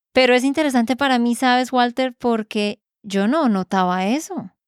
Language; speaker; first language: Spanish; native; Spanish